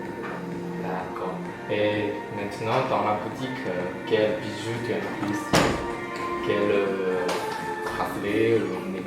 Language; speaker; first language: French; non-native, learner; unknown